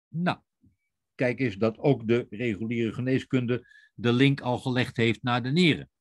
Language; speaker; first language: Dutch; native; Dutch